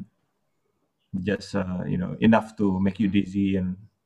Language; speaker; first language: English; non-native, fluent; Indonesian